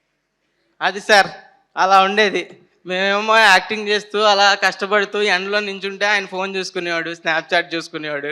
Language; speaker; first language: Telugu; native; Telugu